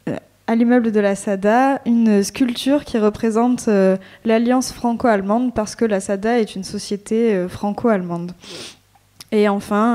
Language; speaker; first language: French; native; French